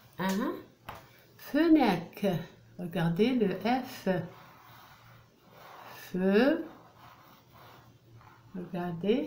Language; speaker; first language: French; non-native, local second language; Arabic